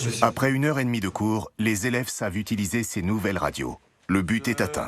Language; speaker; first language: French; native; French